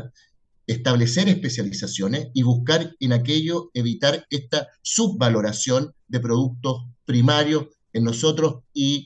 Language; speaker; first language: Spanish; native; Spanish